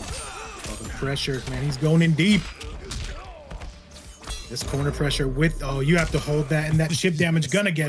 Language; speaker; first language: English; native; English